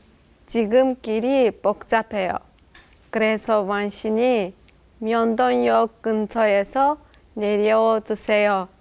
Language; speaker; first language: Korean; non-native, learner; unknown